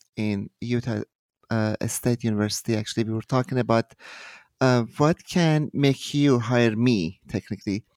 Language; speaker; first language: English; non-native, fluent; Persian